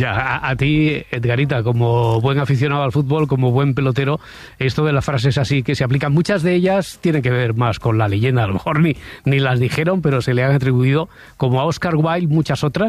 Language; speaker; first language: Spanish; native; Spanish